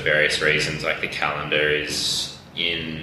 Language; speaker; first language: English; native; English